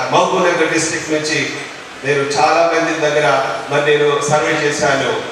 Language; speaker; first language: Telugu; non-native, local second language; Lambadi